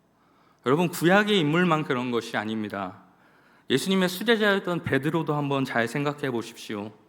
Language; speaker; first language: Korean; native; Korean